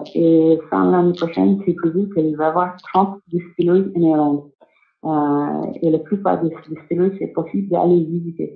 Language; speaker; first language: French; non-native, fluent; English